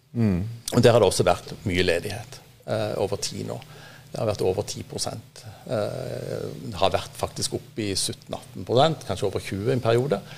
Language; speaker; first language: Norwegian; native; Norwegian